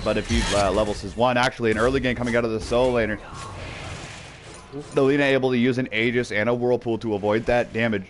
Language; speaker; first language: English; native; English